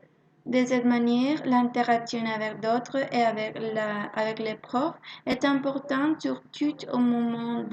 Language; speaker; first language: French; non-native, learner; Spanish